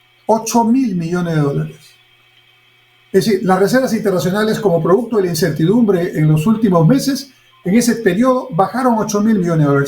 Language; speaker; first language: Spanish; native; Spanish